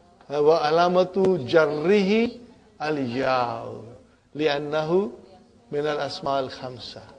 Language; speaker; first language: Arabic; non-native, fluent; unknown